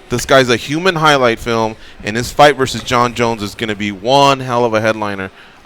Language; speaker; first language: English; native; English